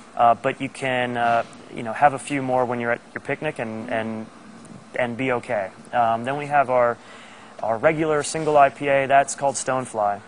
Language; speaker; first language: English; native; English